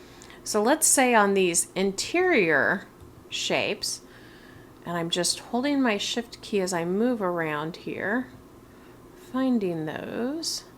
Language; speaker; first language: English; native; English